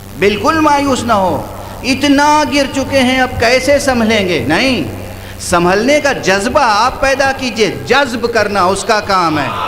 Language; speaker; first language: Urdu; native; Urdu